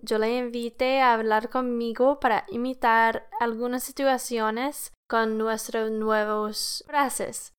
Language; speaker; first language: Spanish; non-native, learner; English